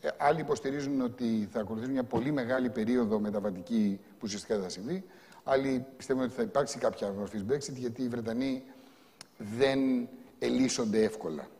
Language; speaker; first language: Greek; native; Greek